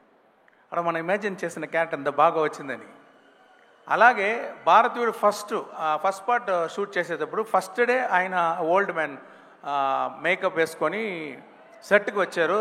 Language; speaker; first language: Telugu; non-native, local second language; Tamil